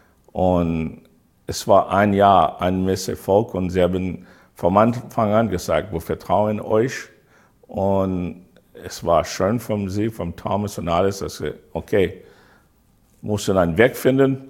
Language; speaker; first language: German; non-native, learner; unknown